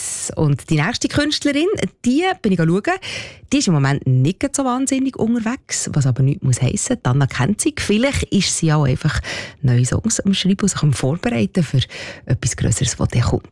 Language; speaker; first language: German; native; German